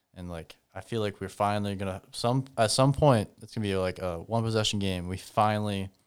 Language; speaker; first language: English; native; English